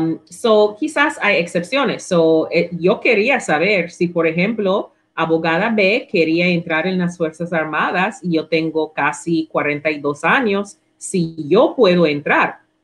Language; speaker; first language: Spanish; non-native, learner; English